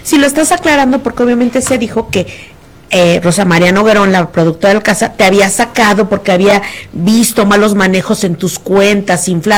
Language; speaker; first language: Spanish; native; Spanish